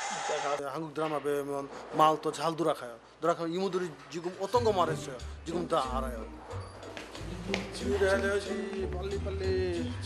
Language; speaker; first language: Korean; non-native, learner; Bangla